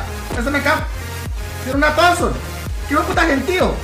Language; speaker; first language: Spanish; native; Spanish